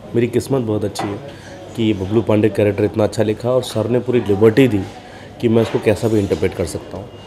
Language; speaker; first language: Hindi; native; Hindi